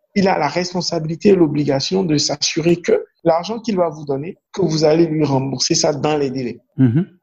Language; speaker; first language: French; non-native, local second language; Fon